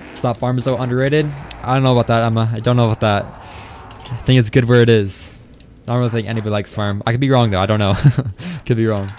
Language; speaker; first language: English; native; English